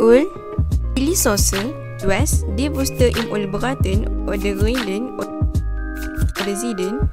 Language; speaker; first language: German; non-native, learner; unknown